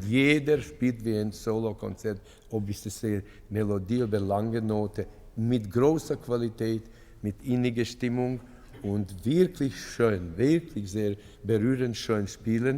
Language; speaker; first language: German; non-native, fluent; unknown